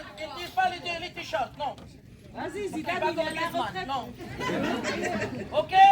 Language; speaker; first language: French; non-native, local second language; Arabic